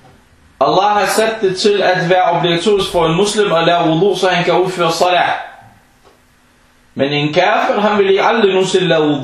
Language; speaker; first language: Danish; non-native, fluent; Arabic